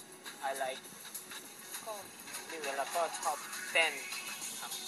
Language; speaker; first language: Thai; non-native, learner; Korean